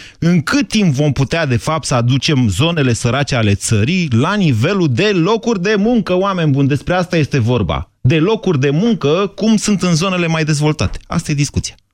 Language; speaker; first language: Romanian; native; Romanian